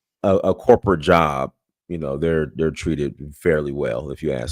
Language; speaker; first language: English; native; English